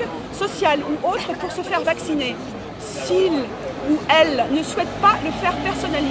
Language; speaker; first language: French; native; French